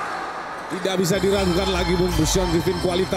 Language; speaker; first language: Indonesian; native; Indonesian